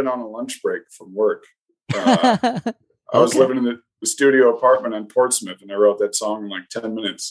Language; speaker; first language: English; native; English